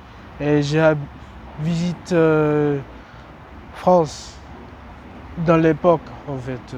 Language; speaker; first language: French; non-native, learner; English